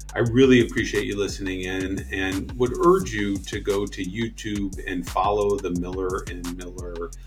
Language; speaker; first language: English; native; English